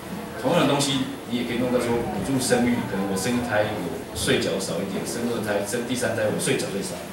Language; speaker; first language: Chinese; native; Chinese